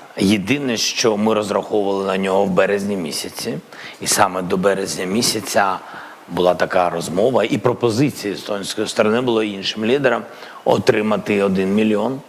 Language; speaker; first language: Ukrainian; non-native, local second language; Russian